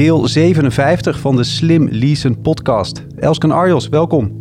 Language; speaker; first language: Dutch; native; Dutch